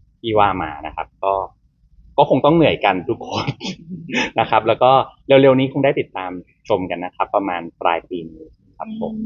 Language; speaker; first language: Thai; native; Thai